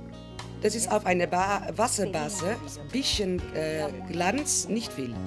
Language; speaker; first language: German; non-native, fluent; Spanish